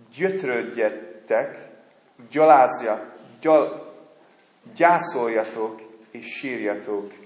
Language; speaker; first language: Hungarian; non-native, fluent; English